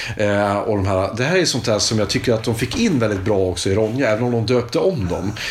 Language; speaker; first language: Swedish; native; Swedish